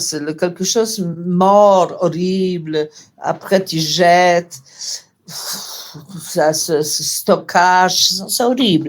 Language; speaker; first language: French; non-native, fluent; Polish